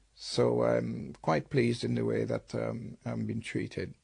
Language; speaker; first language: English; native; English